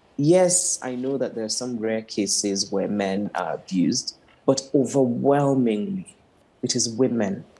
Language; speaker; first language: English; non-native, local second language; Igbo